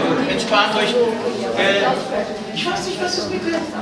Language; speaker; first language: German; non-native, fluent; Polish